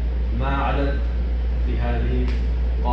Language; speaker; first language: Arabic; non-native, fluent; English